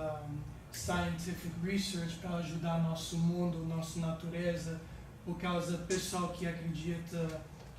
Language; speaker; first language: Portuguese; early bilingual, heritage; English